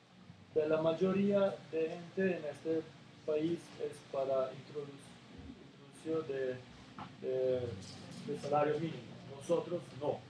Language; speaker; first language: Spanish; non-native, learner; Serbian